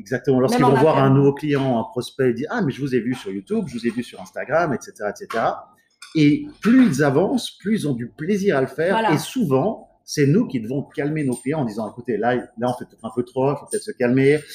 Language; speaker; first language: French; native; French